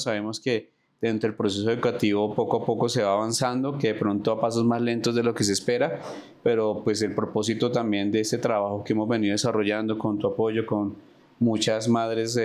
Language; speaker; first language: Spanish; native; Spanish